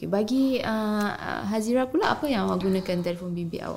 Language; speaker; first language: Malay; native; Malay